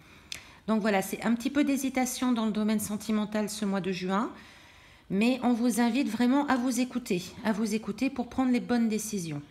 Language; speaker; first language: French; native; French